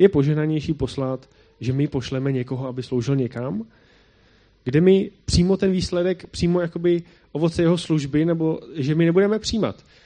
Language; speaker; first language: Czech; native; Czech